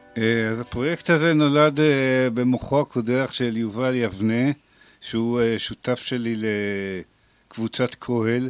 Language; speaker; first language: Hebrew; native; Hebrew